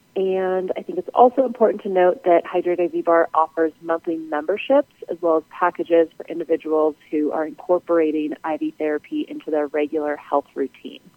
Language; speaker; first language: English; native; English